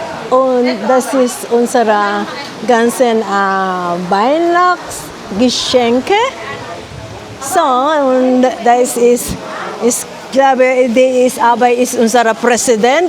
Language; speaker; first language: German; non-native, learner; Filipino